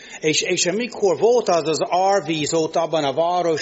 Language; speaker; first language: Hungarian; non-native, fluent; English